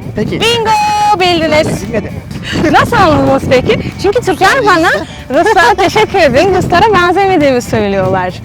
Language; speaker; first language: Turkish; non-native, fluent; Russian